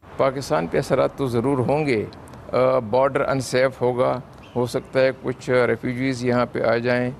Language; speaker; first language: Urdu; non-native, local second language; Pashto